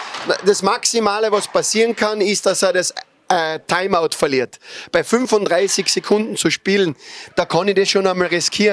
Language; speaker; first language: German; native; German